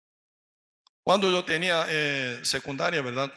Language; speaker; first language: Spanish; non-native, learner; Korean